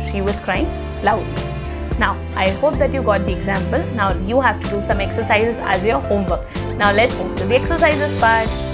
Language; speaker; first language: English; non-native, local second language; Hindi